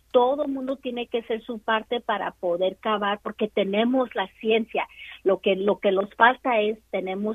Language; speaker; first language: Spanish; early bilingual, other home language; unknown